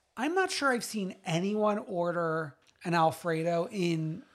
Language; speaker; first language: English; early bilingual, other home language; Italian